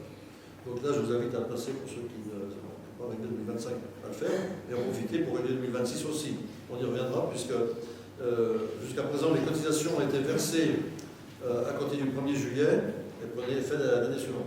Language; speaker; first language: French; native; French